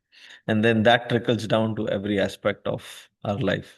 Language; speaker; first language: English; non-native, local second language; Hindi